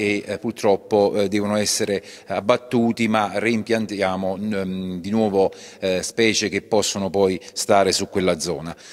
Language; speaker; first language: Italian; native; Italian